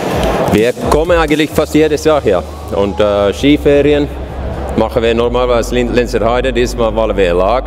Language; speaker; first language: German; non-native, fluent; Finnish